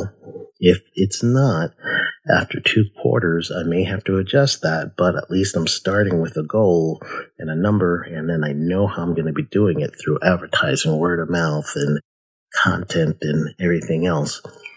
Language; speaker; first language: English; native; English